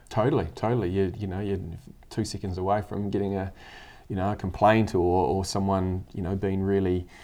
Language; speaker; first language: English; native; English